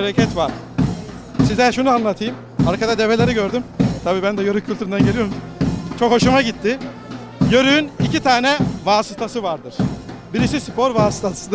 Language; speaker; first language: Turkish; native; Turkish